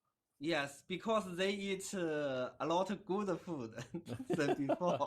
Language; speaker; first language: English; non-native, learner; Chinese